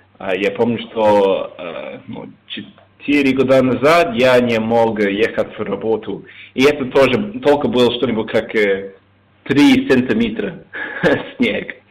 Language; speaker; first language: Russian; non-native, learner; English